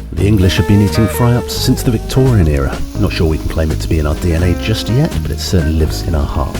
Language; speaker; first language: English; native; English